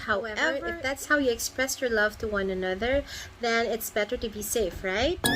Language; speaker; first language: English; non-native, local second language; Filipino